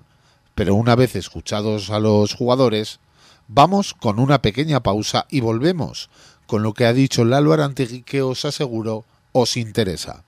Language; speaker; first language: Spanish; native; Spanish